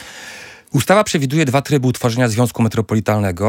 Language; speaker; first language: Polish; native; Polish